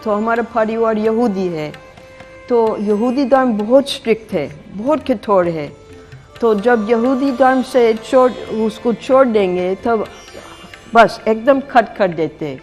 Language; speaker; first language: Hindi; non-native, fluent; English